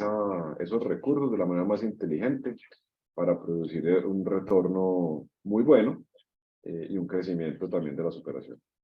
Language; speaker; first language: Spanish; native; Spanish